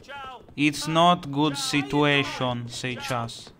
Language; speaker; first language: English; non-native, learner; Italian